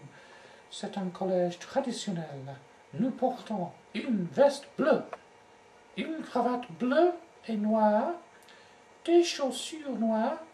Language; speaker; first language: French; non-native, learner; English